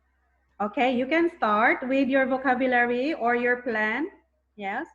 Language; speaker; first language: English; non-native, fluent; Thai